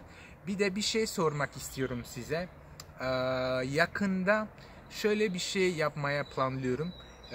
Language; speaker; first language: Turkish; non-native, fluent; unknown